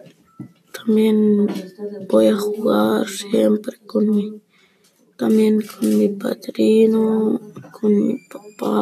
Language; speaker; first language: Spanish; early bilingual, heritage; Spanish